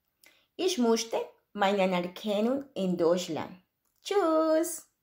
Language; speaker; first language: German; non-native, learner; Spanish